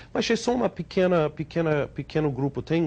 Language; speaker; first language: Portuguese; non-native, fluent; English